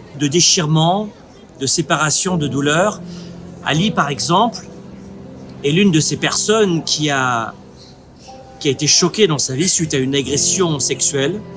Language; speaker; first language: French; native; French